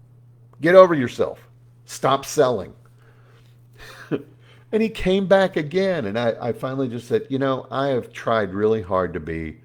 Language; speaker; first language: English; native; English